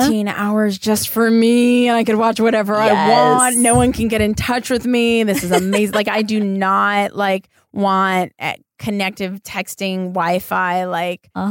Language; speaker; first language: English; native; English